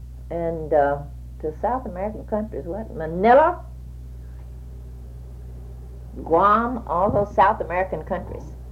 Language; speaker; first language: English; early bilingual, other home language; Swedish